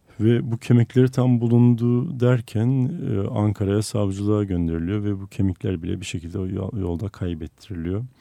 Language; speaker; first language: Turkish; non-native, local second language; Armenian